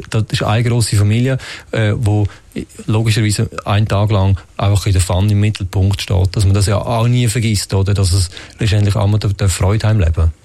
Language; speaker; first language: German; native; German